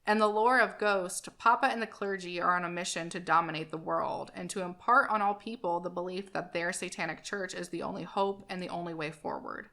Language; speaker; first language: English; native; English